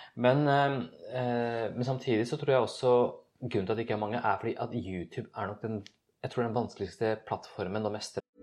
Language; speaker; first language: Norwegian; early bilingual, other home language; Urdu